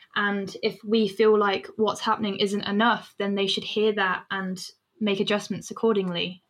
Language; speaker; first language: English; native; English